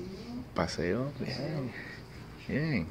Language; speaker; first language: Spanish; non-native, learner; English